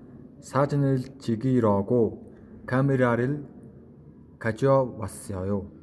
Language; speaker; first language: Korean; non-native, fluent; Mongolian